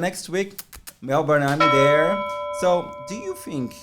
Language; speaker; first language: English; non-native, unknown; Portuguese